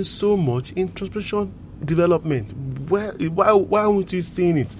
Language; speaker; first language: English; non-native, local second language; Yoruba